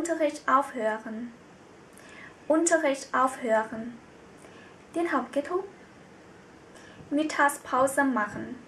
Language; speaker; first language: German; non-native, fluent; Vietnamese